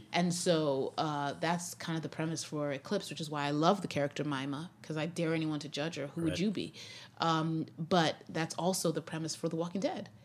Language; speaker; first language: English; native; English